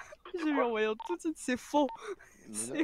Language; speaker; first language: French; native; French